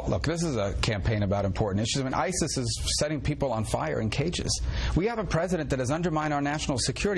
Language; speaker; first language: English; native; English